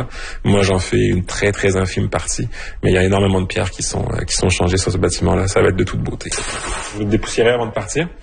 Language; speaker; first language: French; native; French